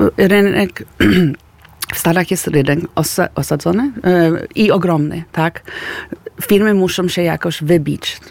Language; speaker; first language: Polish; early bilingual, heritage; Polish